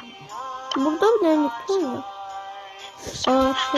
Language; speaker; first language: Turkish; non-native, learner; Azerbaijani